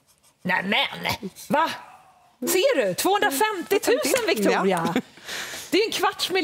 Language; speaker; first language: Swedish; native; Swedish